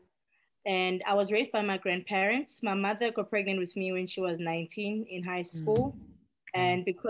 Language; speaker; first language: English; non-native, local second language; Xhosa